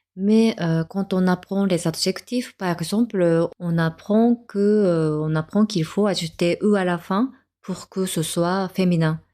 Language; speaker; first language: French; non-native, fluent; Japanese